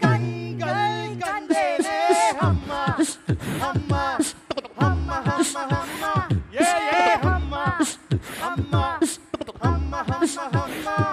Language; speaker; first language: Tamil; native; Tamil